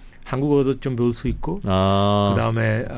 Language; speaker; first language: Korean; non-native, fluent; Hindi